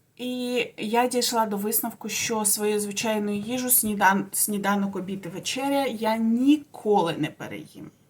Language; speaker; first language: Ukrainian; non-native, local second language; Russian